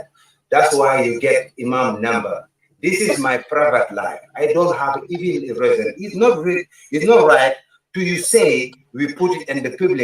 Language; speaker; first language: English; non-native, learner; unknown